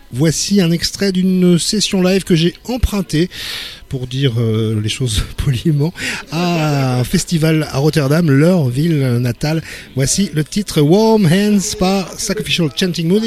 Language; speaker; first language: French; native; French